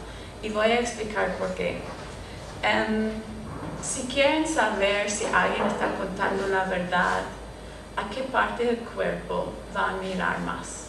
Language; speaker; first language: Spanish; non-native, fluent; English